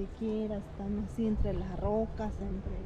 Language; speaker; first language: Spanish; native; Spanish